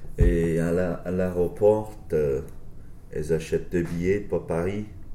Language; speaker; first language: French; non-native, learner; English